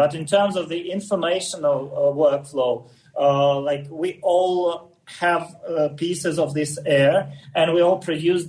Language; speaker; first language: English; non-native, fluent; Russian